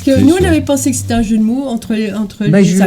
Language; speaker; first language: French; native; French